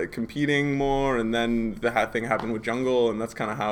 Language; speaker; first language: English; native; English